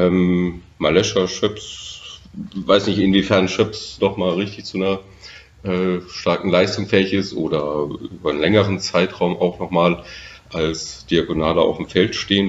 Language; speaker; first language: German; native; German